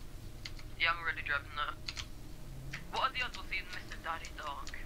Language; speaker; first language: English; native; English